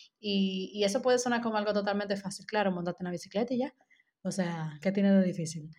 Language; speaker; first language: Spanish; native; Spanish